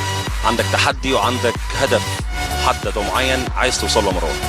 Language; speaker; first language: Arabic; native; Arabic